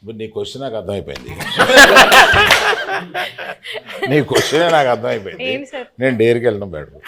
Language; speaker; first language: Telugu; native; Telugu